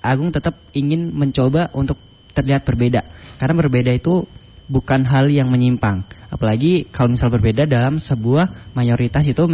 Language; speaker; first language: Indonesian; non-native, local second language; Javanese